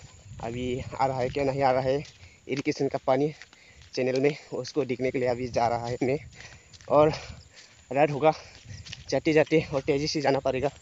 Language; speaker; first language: Hindi; non-native, local second language; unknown